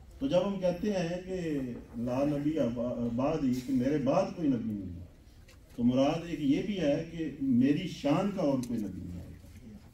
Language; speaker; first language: Urdu; non-native, local second language; Punjabi